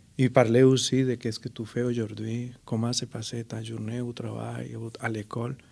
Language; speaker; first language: French; non-native, fluent; Spanish